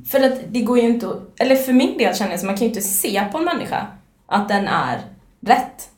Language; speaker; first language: Swedish; native; Swedish